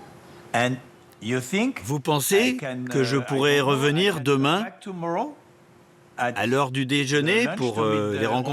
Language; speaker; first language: French; native; French